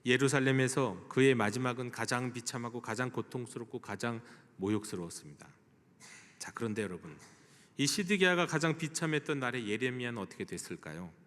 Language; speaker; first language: Korean; native; Korean